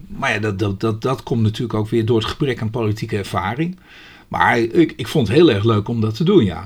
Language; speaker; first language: Dutch; native; Dutch